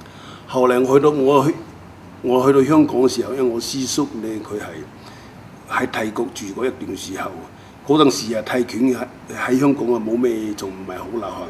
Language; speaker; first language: Cantonese; non-native, local second language; Min Nan Chinese